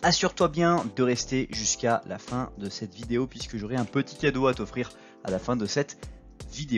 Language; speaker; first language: French; native; French